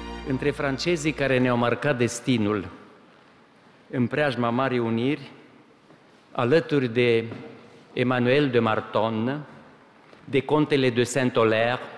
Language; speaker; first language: Romanian; native; Romanian